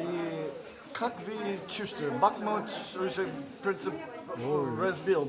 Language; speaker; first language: Russian; non-native, learner; English